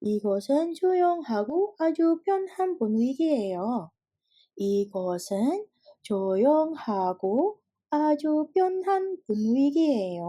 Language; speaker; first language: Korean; non-native, fluent; Indonesian